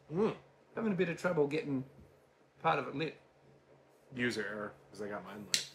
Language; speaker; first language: English; native; English